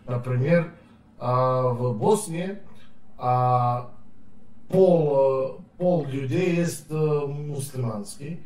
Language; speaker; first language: Russian; non-native, learner; Serbian